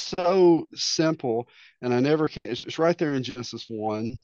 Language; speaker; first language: English; native; English